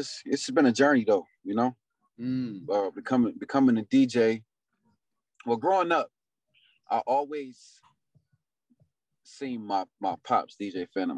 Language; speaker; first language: English; native; English